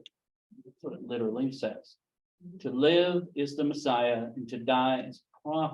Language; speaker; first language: English; native; English